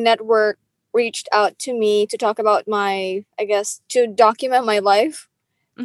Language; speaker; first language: English; non-native, local second language; Filipino